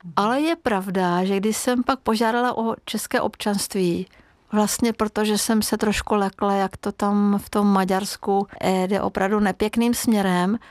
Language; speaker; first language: Czech; non-native, fluent; Hungarian